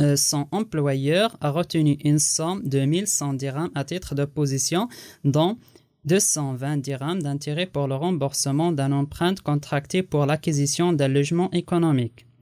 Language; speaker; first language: French; non-native, local second language; Arabic